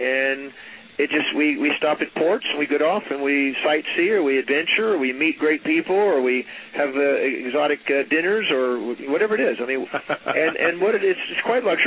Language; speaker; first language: English; native; English